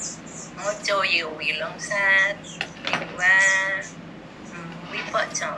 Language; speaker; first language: Cantonese; non-native, learner; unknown